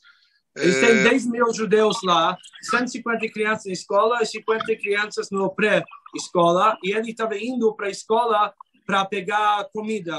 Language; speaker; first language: Portuguese; non-native, fluent; Hebrew